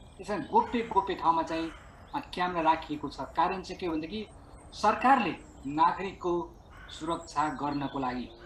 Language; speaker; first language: Nepali; native; Nepali